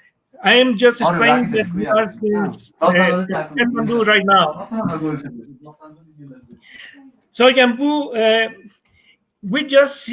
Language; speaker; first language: English; non-native, fluent; Spanish